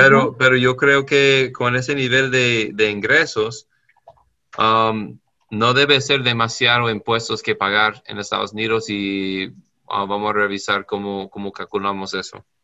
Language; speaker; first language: Spanish; non-native, learner; English